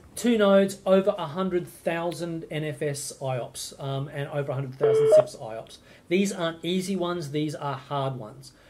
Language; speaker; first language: English; native; English